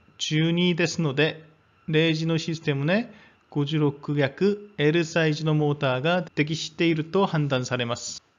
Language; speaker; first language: Japanese; non-native, fluent; Korean